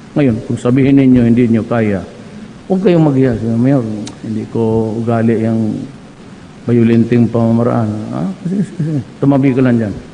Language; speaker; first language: Filipino; non-native, local second language; Cebuano